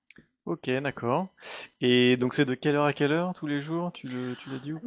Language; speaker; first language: French; native; French